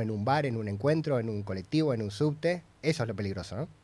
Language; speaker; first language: Spanish; native; Spanish